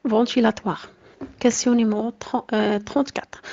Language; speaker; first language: French; non-native, local second language; Arabic